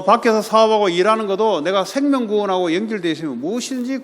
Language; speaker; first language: Korean; native; Korean